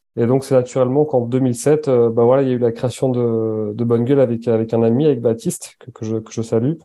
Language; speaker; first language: French; native; French